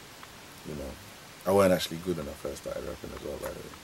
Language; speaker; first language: English; native; English